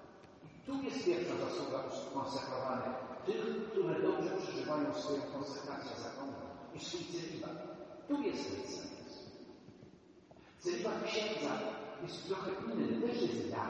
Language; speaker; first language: Polish; native; Polish